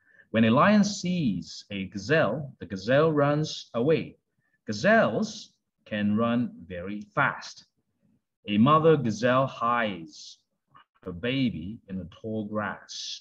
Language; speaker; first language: English; non-native, local second language; Cantonese